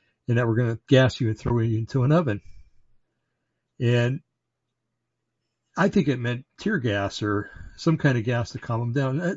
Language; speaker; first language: English; native; English